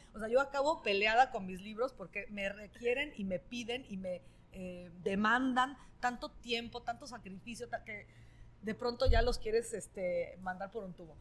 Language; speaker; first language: Spanish; non-native, fluent; Italian